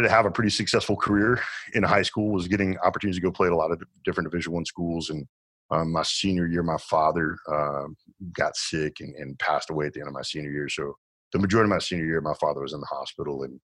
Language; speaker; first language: English; native; English